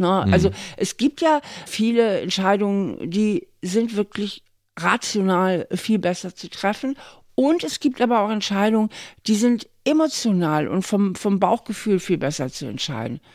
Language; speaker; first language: German; native; German